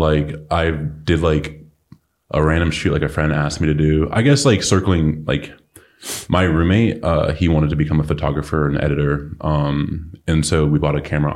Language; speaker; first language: English; native; English